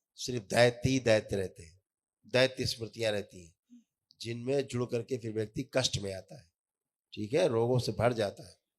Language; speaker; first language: Hindi; native; Hindi